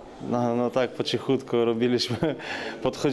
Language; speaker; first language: Polish; non-native, learner; Ukrainian